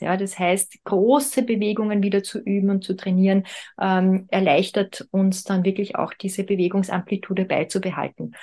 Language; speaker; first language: German; native; German